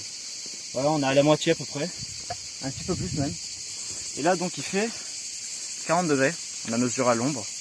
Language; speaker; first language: French; native; French